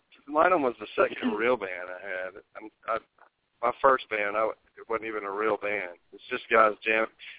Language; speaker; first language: English; native; English